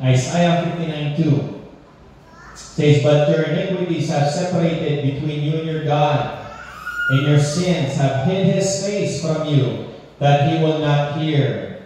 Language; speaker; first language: English; non-native, local second language; Filipino